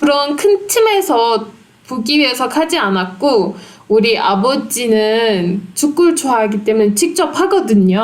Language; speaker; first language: Korean; non-native, fluent; Turkish